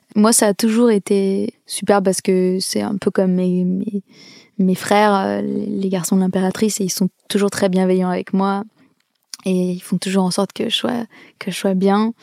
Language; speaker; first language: French; native; French